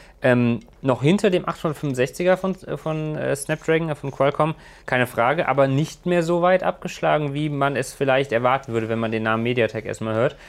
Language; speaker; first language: German; native; German